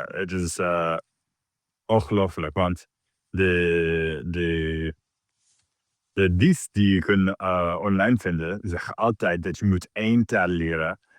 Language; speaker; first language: Dutch; non-native, learner; English